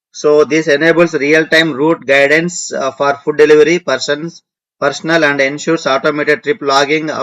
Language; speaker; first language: English; non-native, local second language; Telugu